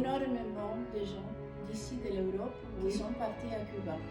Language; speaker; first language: French; non-native, fluent; Spanish